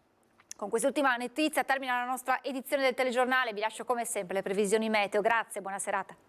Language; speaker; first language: Italian; native; Italian